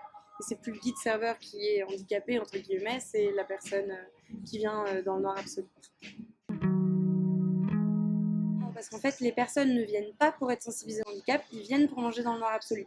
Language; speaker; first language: French; native; French